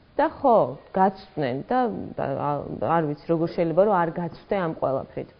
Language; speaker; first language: Georgian; native; Georgian